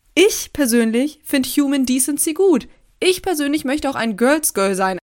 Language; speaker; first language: German; early bilingual, other home language; Turkish